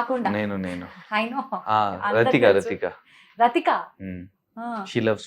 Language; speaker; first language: Telugu; non-native, learner; Hindi